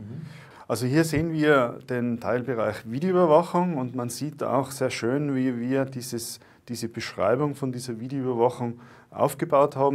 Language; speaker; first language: German; native; German